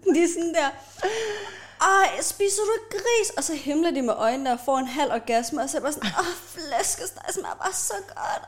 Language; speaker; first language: Danish; early bilingual, other home language; Persian